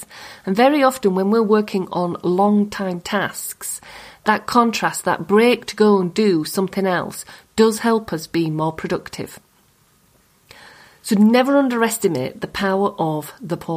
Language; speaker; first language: English; native; English